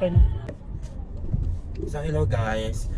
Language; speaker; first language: Filipino; native; Filipino